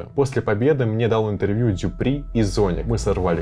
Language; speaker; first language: Russian; native; Russian